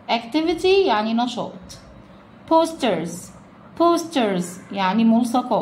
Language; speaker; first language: Arabic; native; Arabic